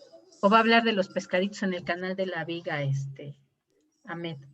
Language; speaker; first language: Spanish; native; Spanish